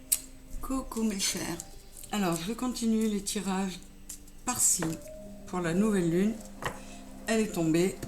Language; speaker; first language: French; native; French